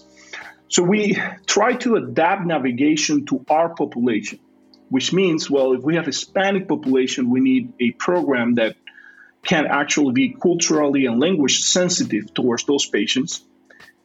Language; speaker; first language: English; non-native, fluent; Spanish